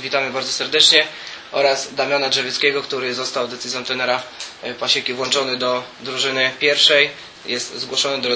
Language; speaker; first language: Polish; native; Polish